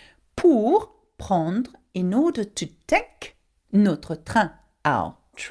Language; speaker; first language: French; non-native, fluent; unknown